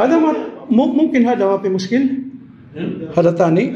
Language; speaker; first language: Arabic; non-native, learner; Filipino